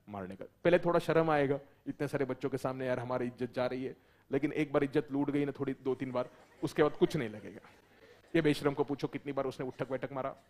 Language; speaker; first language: Hindi; non-native, local second language; Marathi